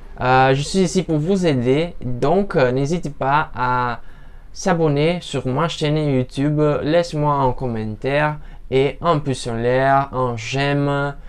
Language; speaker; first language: French; non-native, learner; Portuguese